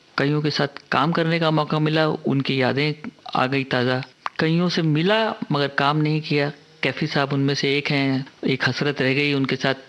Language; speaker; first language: Hindi; native; Hindi